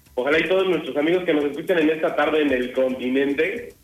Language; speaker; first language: Spanish; native; Spanish